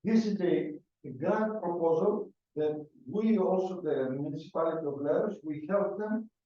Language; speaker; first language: English; non-native, fluent; Greek